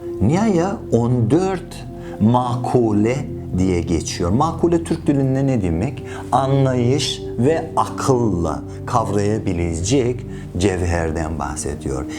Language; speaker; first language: Turkish; non-native, fluent; Persian